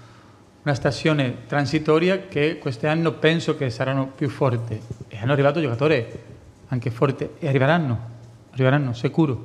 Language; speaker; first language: Italian; non-native, fluent; Spanish